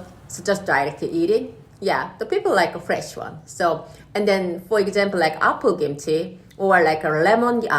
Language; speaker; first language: English; non-native, learner; Korean